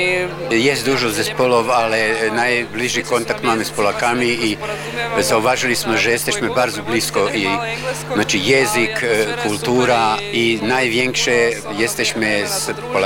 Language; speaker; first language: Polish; non-native, learner; Croatian